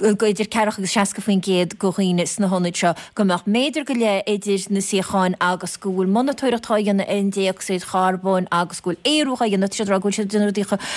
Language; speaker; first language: Irish; native; Irish